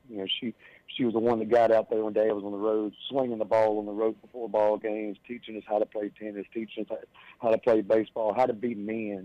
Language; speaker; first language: English; native; English